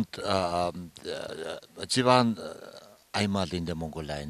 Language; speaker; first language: German; non-native, fluent; Mongolian